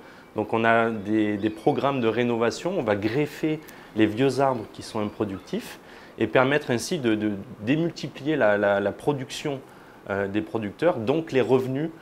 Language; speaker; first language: French; native; French